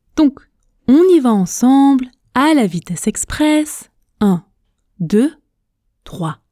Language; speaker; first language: French; native; French